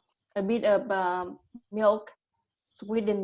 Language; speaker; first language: English; non-native, learner; Vietnamese